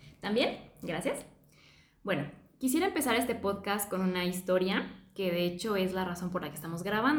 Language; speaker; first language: Spanish; native; Spanish